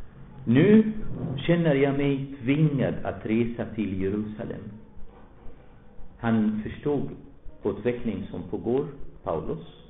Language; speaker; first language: Swedish; non-native, fluent; Arabic